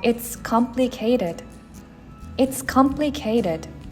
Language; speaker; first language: English; non-native, fluent; Korean